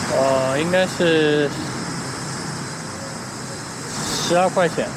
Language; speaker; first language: Chinese; non-native, fluent; Japanese